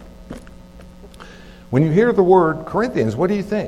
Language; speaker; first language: English; native; English